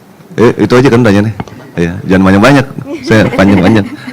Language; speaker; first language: Indonesian; native; Indonesian